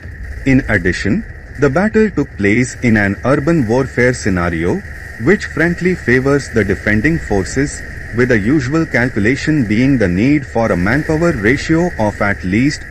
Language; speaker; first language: English; non-native, fluent; Portuguese